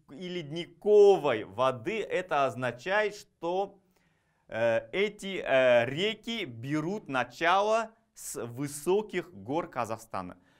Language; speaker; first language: Russian; non-native, local second language; Kazakh